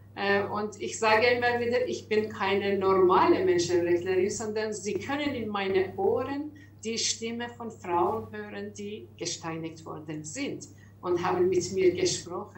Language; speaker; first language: German; non-native, learner; Persian